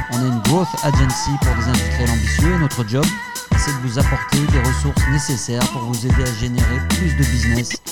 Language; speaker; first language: French; native; French